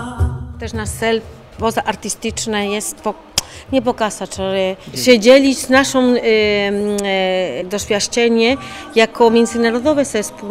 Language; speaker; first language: Polish; non-native, learner; Spanish